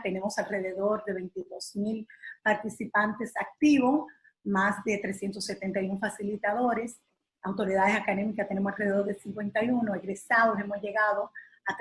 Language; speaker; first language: Spanish; native; Spanish